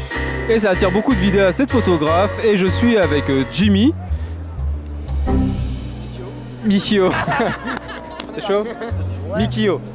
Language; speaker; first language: French; native; French